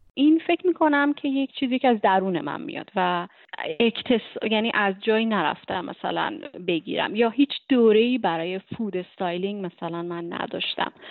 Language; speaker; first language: Persian; native; Persian